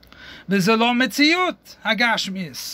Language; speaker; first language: Hebrew; non-native, fluent; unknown